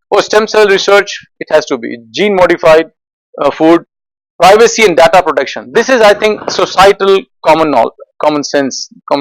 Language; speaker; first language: English; non-native, fluent; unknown